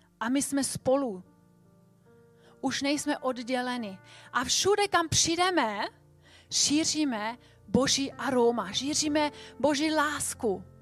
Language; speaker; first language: Czech; non-native, fluent; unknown